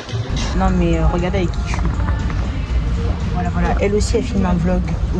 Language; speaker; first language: French; native; French